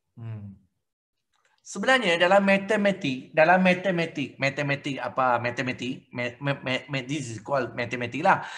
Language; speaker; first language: Malay; native; Malay